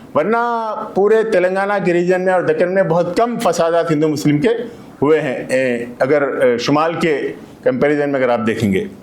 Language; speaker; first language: Urdu; native; Urdu